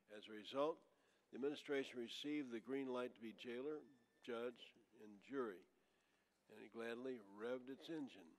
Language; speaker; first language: English; native; English